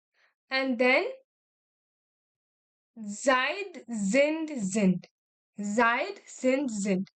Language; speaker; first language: German; non-native, fluent; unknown